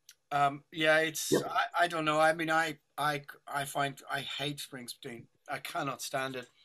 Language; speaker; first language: English; native; English